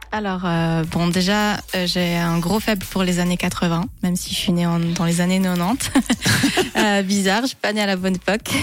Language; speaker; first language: French; native; French